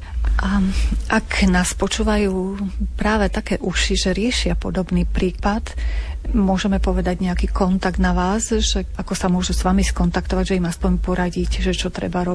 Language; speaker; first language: Slovak; native; Slovak